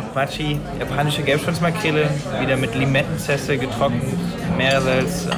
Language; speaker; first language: German; native; German